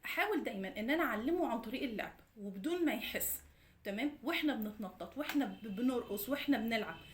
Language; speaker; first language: Arabic; native; Arabic